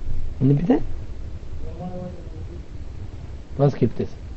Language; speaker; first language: German; non-native, fluent; Arabic